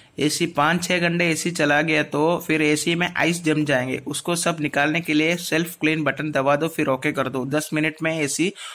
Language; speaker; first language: Hindi; non-native, local second language; Malayalam